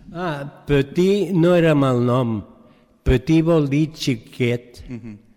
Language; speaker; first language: Catalan; early bilingual, other home language; French